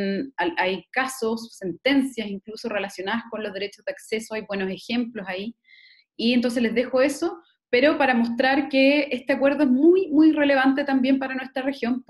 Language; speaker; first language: Spanish; native; Spanish